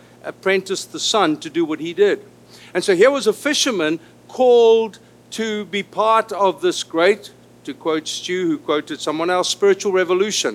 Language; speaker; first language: English; non-native, local second language; Afrikaans